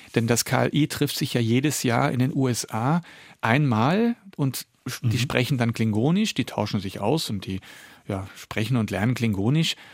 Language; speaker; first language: German; early bilingual, other home language; Dutch